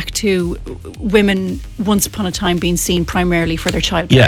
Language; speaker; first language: English; native; English